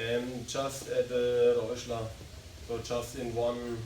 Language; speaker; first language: English; non-native, learner; German